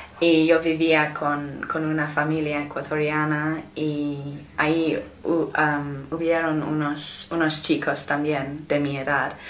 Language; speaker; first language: Spanish; non-native, learner; English